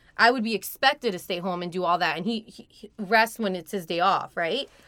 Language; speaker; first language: English; early bilingual, other home language; Persian